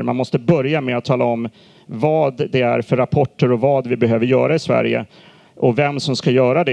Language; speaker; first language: Swedish; native; Swedish